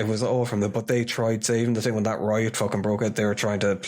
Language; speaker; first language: English; native; English